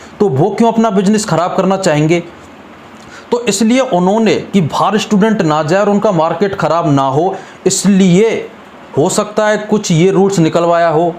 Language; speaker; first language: Hindi; native; Hindi